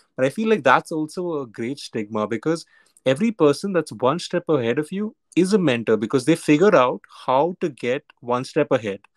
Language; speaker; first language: English; non-native, local second language; Hindi